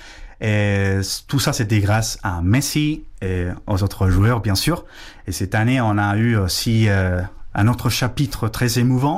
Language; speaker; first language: French; non-native, fluent; Spanish